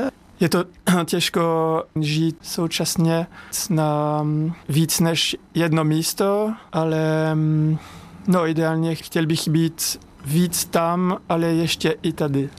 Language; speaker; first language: Czech; non-native, learner; French